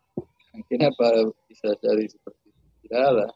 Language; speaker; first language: Indonesian; non-native, fluent; Spanish